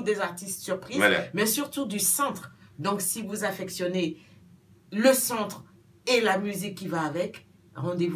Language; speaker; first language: French; non-native, local second language; Baoulé